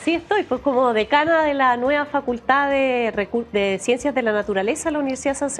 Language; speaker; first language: Spanish; native; Spanish